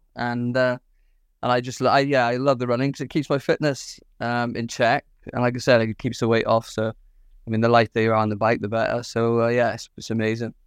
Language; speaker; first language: English; native; English